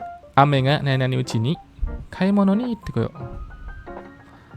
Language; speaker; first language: Japanese; non-native, fluent; Indonesian